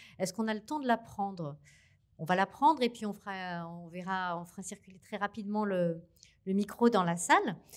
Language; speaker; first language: French; native; French